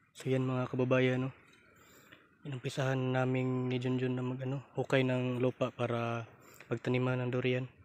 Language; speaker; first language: Filipino; non-native, local second language; Cebuano